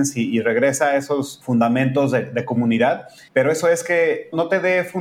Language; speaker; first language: Spanish; native; Spanish